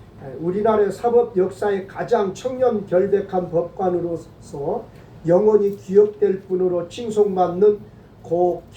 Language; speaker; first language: Korean; native; Korean